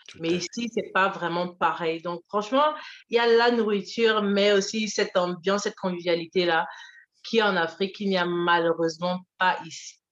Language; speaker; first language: French; early bilingual, other home language; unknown